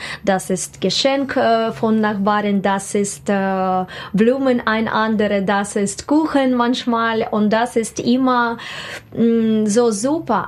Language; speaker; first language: German; non-native, learner; Russian